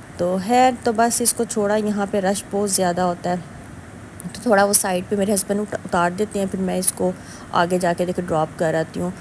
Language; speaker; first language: Urdu; native; Urdu